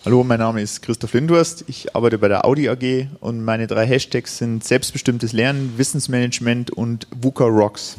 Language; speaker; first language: German; native; German